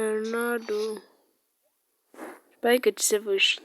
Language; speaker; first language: French; native; French